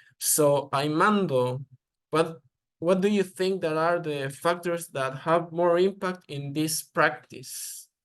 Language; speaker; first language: English; non-native, learner; Spanish